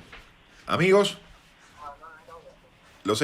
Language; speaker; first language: Spanish; native; Spanish